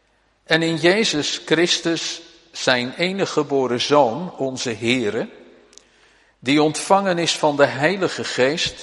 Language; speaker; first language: Dutch; native; Dutch